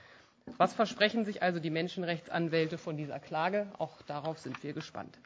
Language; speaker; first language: German; native; German